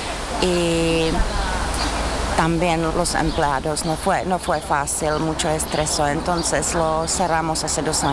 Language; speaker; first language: Spanish; non-native, learner; Czech